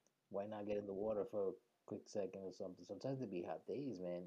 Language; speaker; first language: English; early bilingual, other home language; Spanish